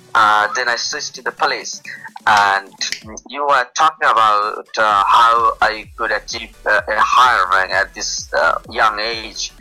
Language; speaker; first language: English; non-native, local second language; Bangla